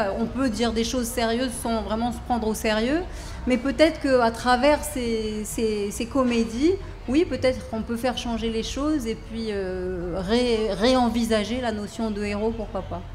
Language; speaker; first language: French; native; French